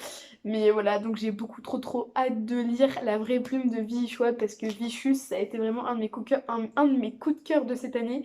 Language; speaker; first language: French; native; French